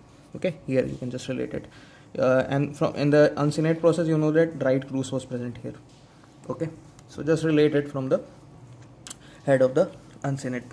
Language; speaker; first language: English; non-native, local second language; Hindi